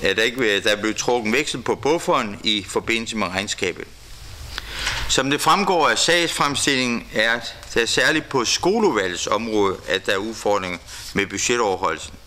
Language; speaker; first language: Danish; native; Danish